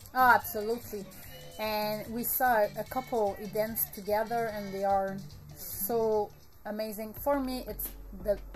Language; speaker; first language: English; native; English